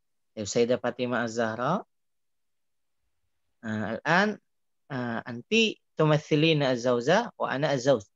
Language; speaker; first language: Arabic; non-native, fluent; Indonesian